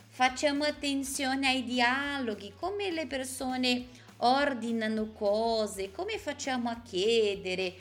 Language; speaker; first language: Italian; non-native, fluent; Portuguese